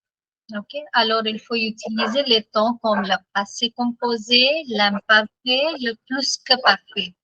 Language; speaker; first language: French; non-native, fluent; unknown